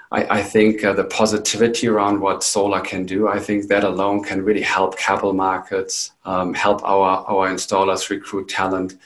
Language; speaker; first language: English; non-native, fluent; German